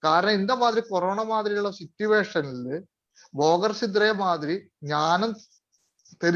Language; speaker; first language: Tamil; non-native, learner; Malayalam